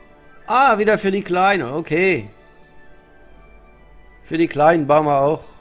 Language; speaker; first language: German; non-native, learner; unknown